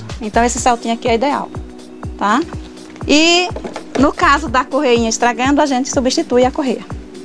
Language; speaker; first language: Portuguese; native; Portuguese